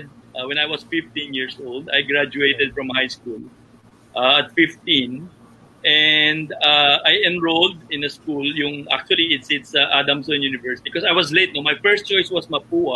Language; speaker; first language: English; non-native, local second language; Filipino